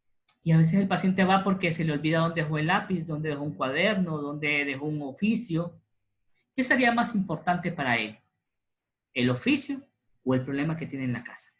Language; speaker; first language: Spanish; native; Spanish